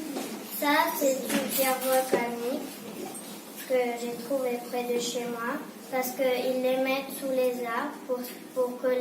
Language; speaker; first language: French; non-native, local second language; Spanish